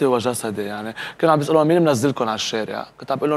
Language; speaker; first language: Arabic; native; Arabic